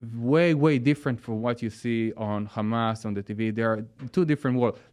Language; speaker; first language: English; non-native, fluent; Hebrew